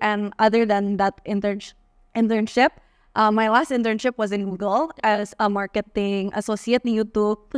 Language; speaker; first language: English; non-native, fluent; Indonesian